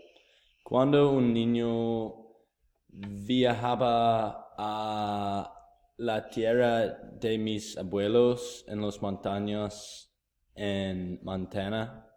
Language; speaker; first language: Spanish; non-native, learner; English